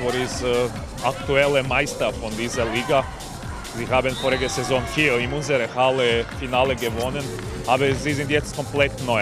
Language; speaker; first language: German; non-native, fluent; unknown